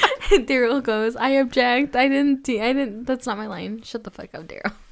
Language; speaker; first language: English; early bilingual, other home language; Spanish